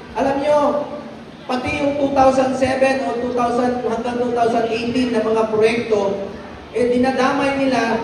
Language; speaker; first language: Filipino; non-native, local second language; Cebuano